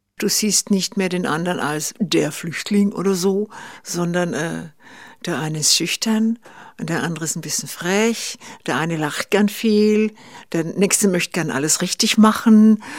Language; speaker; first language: German; native; German